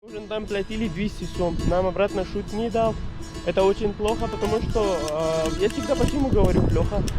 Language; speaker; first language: Russian; non-native, learner; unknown